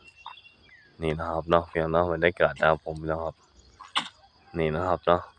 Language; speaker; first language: Thai; non-native, local second language; Northeastern Thai